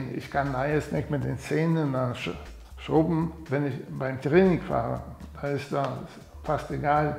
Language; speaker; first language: German; non-native, fluent; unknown